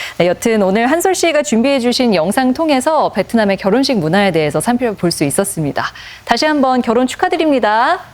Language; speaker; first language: Korean; native; Korean